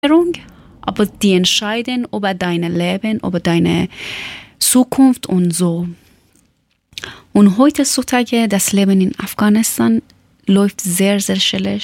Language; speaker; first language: German; non-native, learner; Persian